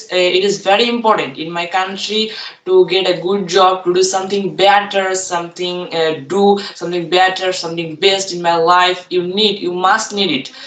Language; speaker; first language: English; non-native, learner; Bangla